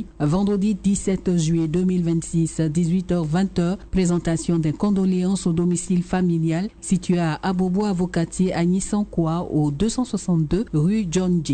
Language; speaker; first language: French; native; French